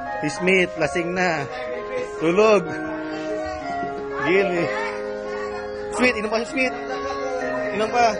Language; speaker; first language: Filipino; native; Filipino